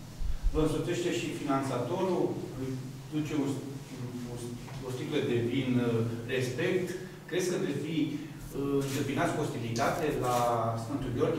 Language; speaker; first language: Romanian; native; Romanian